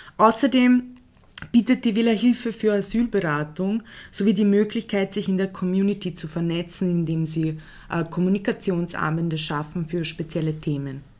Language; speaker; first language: German; early bilingual, other home language; Croatian